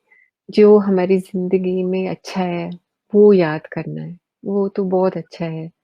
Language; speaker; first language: Hindi; early bilingual, heritage; Hindi